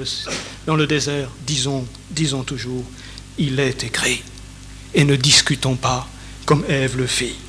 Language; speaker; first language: French; native; French